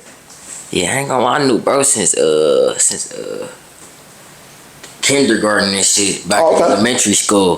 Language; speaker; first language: English; native; English